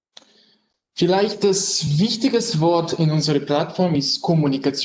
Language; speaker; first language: German; non-native, learner; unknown